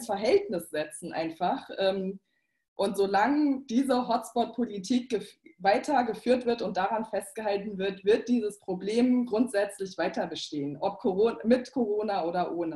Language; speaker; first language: German; native; German